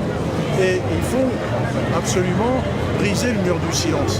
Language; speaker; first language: French; native; French